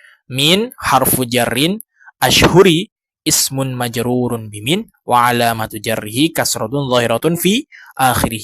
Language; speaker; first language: Arabic; non-native, learner; Indonesian